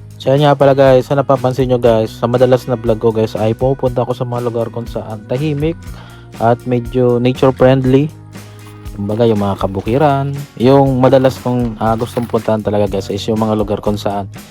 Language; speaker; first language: Filipino; non-native, local second language; Bikol